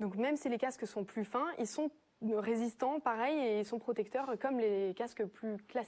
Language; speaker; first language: French; native; French